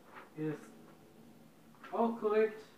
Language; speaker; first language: German; non-native, learner; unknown